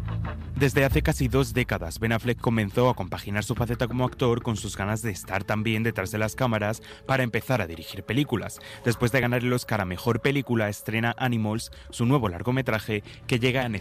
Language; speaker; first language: Spanish; native; Spanish